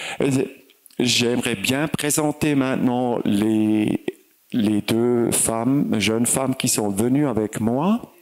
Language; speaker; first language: French; non-native, fluent; German